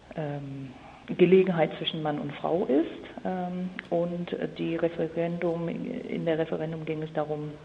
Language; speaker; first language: German; non-native, fluent; English